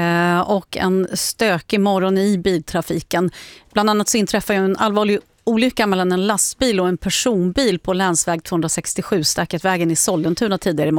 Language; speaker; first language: Swedish; native; Swedish